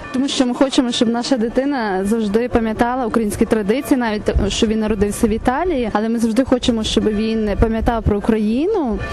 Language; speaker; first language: Ukrainian; native; Ukrainian